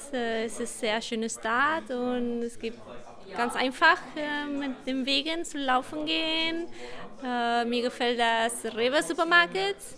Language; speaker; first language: German; non-native, learner; Spanish